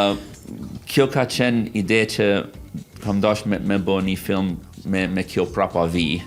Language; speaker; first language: Albanian; non-native, fluent; English